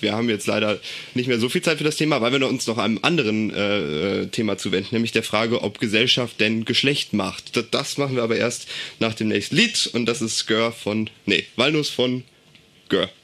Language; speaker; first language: German; native; German